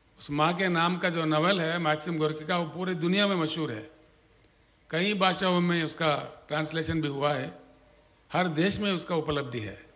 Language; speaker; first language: Hindi; non-native, local second language; Telugu